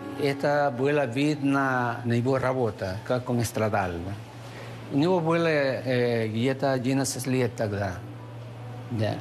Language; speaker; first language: Russian; non-native, fluent; Spanish